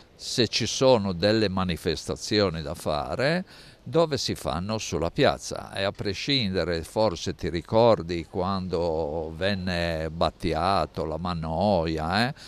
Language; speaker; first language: Italian; native; Italian